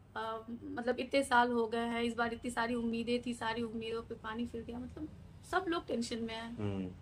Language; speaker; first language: Hindi; native; Hindi